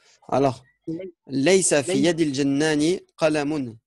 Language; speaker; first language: Arabic; non-native, fluent; French